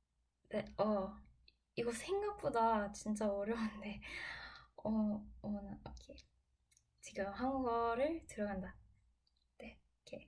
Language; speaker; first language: Korean; non-native, learner; English